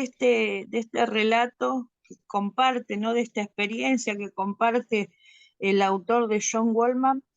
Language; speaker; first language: Spanish; native; Spanish